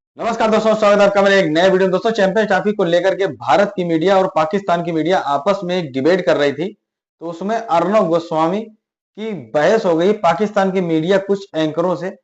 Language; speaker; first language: Hindi; native; Hindi